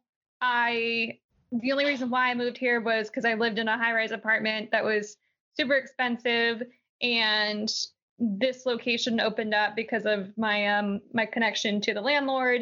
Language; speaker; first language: English; native; English